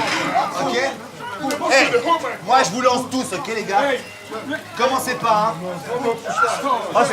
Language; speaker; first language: French; native; French